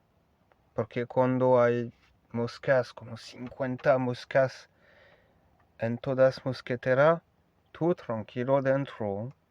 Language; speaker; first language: Spanish; non-native, learner; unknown